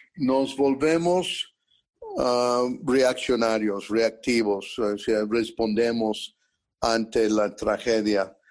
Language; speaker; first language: Spanish; early bilingual, heritage; Spanish